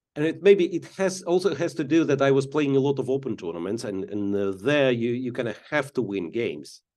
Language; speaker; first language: English; non-native, fluent; Russian